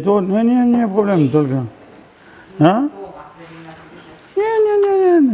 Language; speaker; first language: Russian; non-native, learner; French